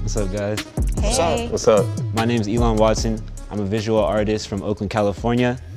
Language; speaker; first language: English; native; English